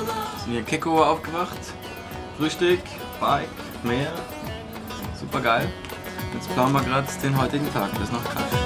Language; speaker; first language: German; native; German